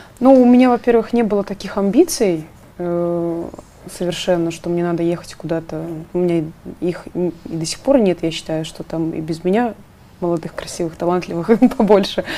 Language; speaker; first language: Russian; native; Russian